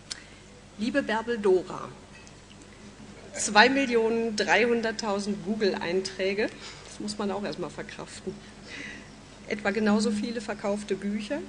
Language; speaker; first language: German; native; German